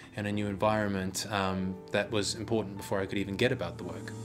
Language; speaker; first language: English; native; English